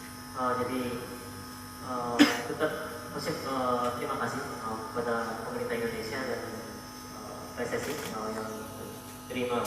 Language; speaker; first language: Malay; non-native, fluent; Korean